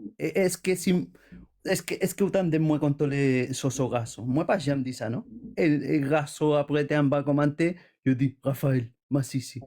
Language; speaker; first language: Haitian Creole; non-native, fluent; Spanish